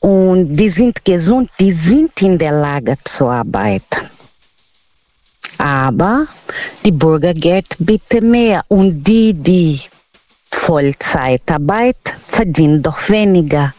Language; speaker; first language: German; non-native, learner; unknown